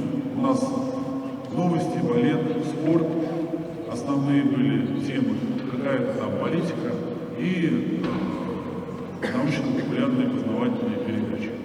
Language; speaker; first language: Russian; native; Russian